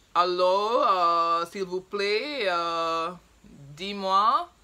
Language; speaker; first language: French; non-native, learner; English